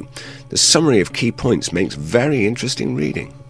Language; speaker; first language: English; native; English